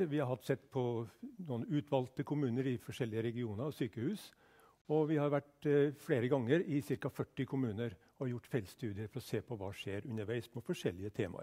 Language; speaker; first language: Norwegian; native; Norwegian